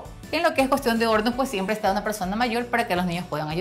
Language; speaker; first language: Spanish; native; Spanish